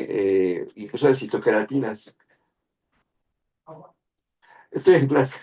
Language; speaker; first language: Spanish; native; Spanish